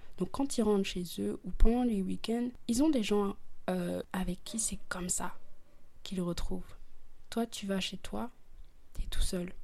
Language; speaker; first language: French; early bilingual, other home language; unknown